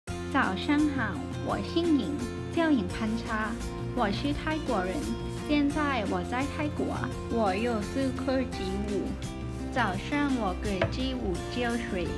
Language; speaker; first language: Chinese; non-native, learner; Thai